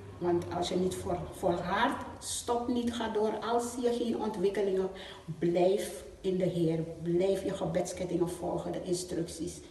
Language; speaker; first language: Dutch; native; Dutch